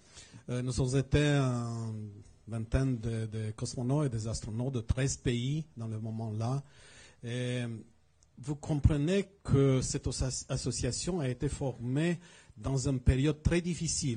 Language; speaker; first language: French; non-native, fluent; Romanian